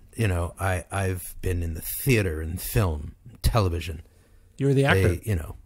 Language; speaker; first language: English; native; English